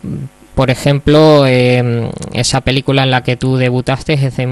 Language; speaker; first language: Spanish; native; Spanish